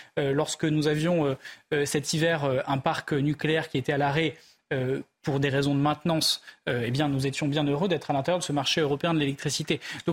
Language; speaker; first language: French; native; French